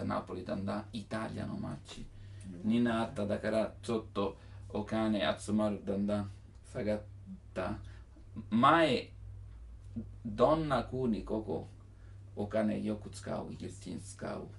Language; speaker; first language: Japanese; non-native, learner; Italian